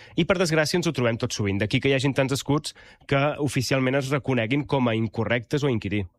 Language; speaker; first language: Catalan; native; Catalan